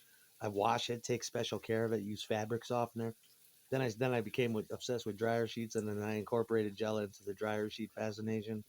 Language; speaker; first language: English; native; English